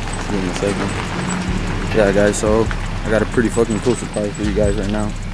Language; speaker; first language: English; early bilingual, other home language; Spanish